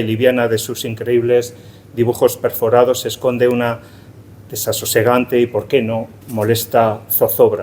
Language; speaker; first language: Spanish; native; Spanish